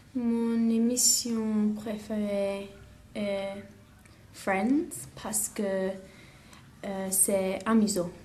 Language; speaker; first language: French; non-native, learner; English